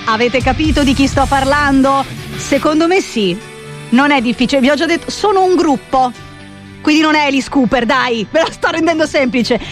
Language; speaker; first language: Italian; native; Italian